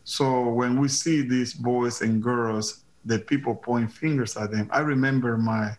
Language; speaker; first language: English; non-native, fluent; Spanish